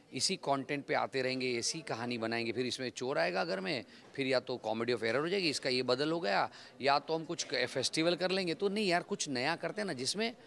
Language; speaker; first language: Hindi; non-native, local second language; Gujarati